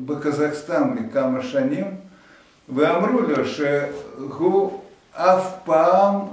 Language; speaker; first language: Hebrew; non-native, fluent; Russian